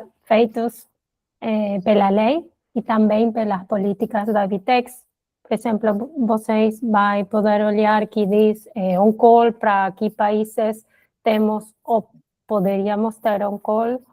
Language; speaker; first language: Portuguese; non-native, fluent; Spanish